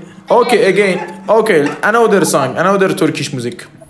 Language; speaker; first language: English; non-native, learner; Persian